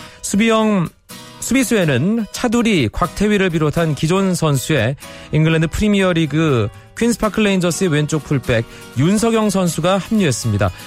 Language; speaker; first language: Korean; native; Korean